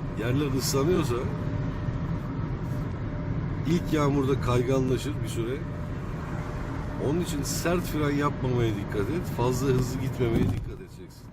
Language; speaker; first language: Turkish; native; Turkish